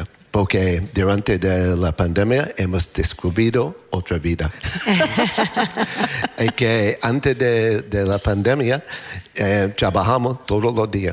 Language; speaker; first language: Spanish; non-native, learner; English